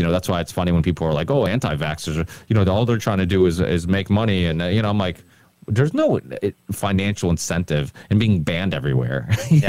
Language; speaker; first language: English; native; English